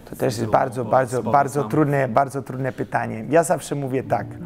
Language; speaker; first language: Polish; early bilingual, heritage; Polish